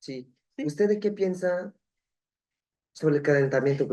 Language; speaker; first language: Spanish; non-native, local second language; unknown